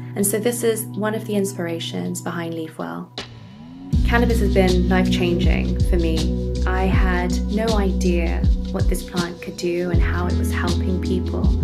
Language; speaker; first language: English; native; English